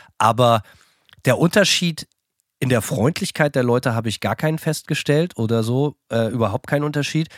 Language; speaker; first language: German; native; German